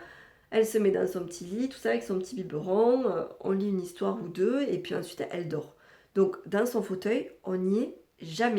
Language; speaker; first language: French; native; French